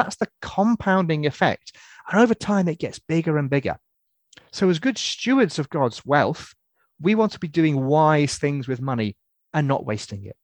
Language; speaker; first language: English; native; English